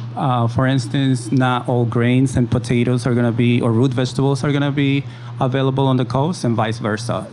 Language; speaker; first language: English; early bilingual, other home language; Spanish